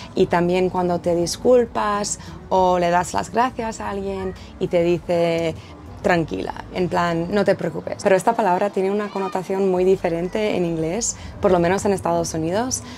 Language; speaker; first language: Spanish; non-native, fluent; English